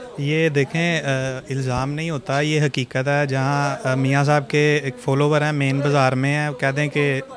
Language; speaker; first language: Urdu; non-native, local second language; Punjabi